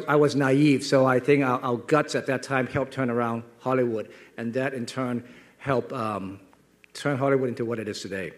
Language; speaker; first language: English; non-native, local second language; Cantonese